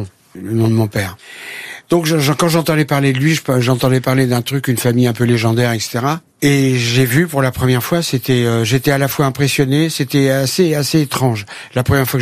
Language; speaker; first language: French; native; French